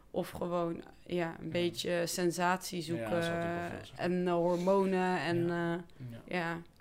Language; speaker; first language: Dutch; native; Dutch